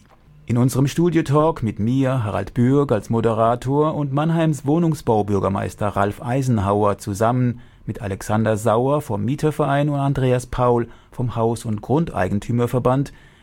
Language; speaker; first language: German; native; German